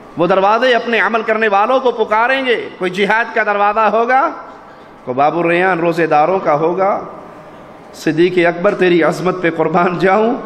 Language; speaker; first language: Urdu; non-native, local second language; Punjabi